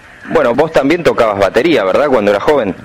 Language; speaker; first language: Spanish; native; Spanish